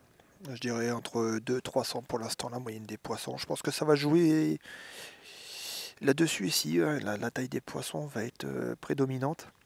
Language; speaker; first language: French; native; French